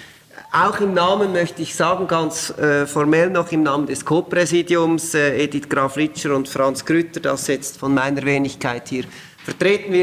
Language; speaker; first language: German; native; German